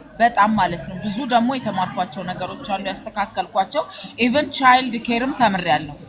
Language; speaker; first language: Amharic; native; Amharic